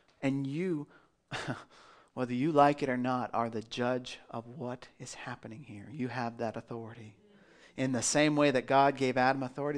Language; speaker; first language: English; native; English